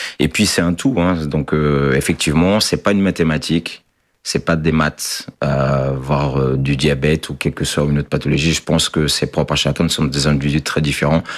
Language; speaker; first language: French; non-native, fluent; Portuguese